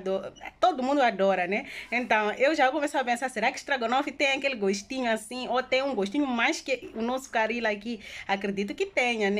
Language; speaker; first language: Portuguese; non-native, local second language; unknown